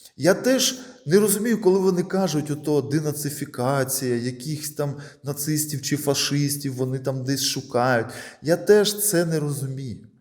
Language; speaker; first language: Ukrainian; non-native, local second language; Russian